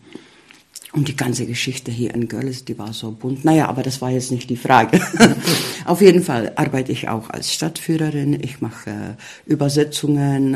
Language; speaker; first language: German; early bilingual, heritage; German